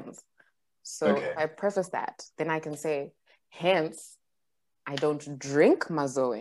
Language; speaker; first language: English; non-native, local second language; Shona